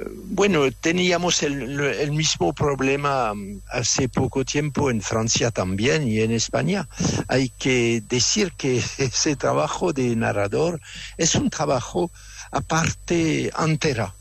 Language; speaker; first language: Spanish; non-native, fluent; French